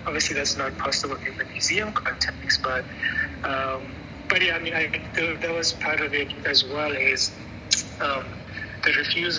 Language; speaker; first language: English; non-native, local second language; Tswana